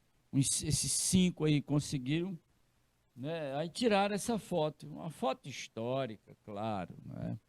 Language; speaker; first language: Portuguese; native; Portuguese